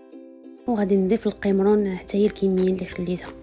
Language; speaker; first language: Arabic; native; Arabic